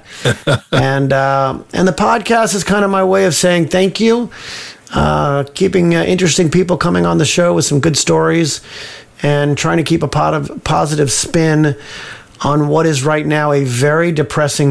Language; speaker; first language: English; native; English